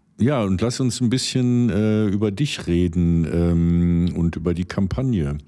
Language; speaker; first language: German; native; German